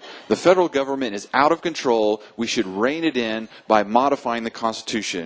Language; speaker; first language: English; native; English